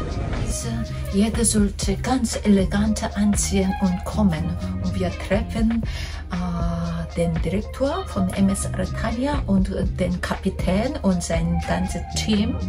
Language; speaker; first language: German; non-native, fluent; Korean